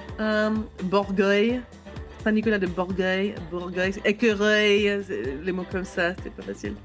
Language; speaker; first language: French; non-native, fluent; English